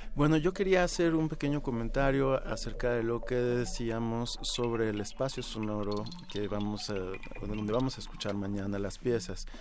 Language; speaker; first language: Spanish; native; Spanish